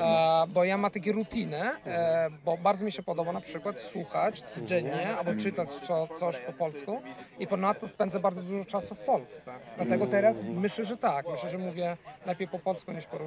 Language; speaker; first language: Polish; non-native, fluent; Italian